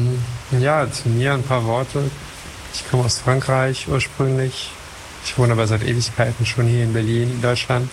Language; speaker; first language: German; non-native, fluent; French